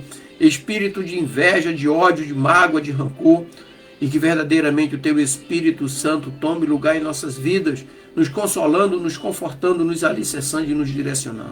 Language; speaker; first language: Portuguese; native; Portuguese